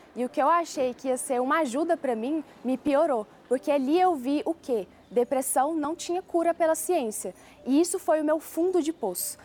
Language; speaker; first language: Portuguese; early bilingual, other home language; Chinese